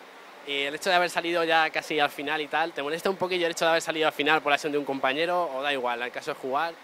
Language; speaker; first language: Spanish; native; Spanish